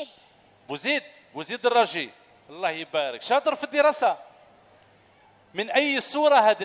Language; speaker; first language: Arabic; native; Arabic